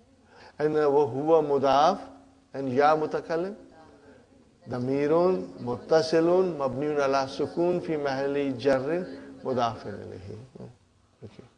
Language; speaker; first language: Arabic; non-native, fluent; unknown